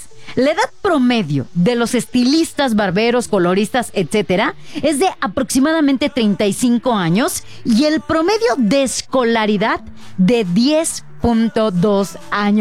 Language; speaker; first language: Spanish; native; Spanish